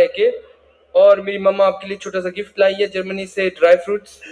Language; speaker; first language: Hindi; early bilingual, heritage; Hindi